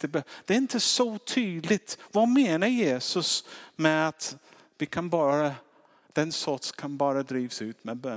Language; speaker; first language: Swedish; non-native, fluent; English